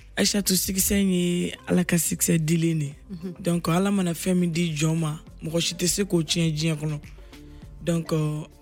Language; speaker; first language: French; non-native, local second language; Bambara